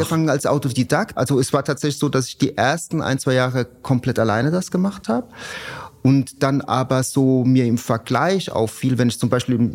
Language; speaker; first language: German; native; German